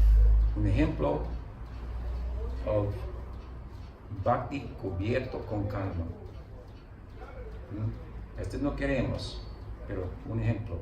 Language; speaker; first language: Spanish; non-native, learner; English